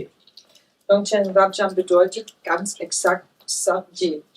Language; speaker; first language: German; native; German